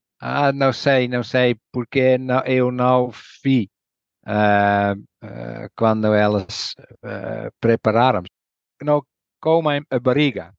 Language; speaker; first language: Portuguese; non-native, learner; Dutch